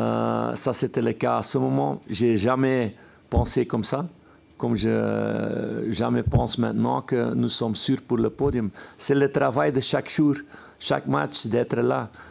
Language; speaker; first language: French; non-native, fluent; Dutch